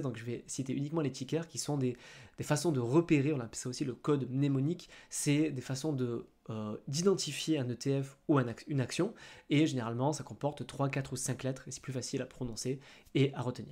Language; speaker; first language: French; native; French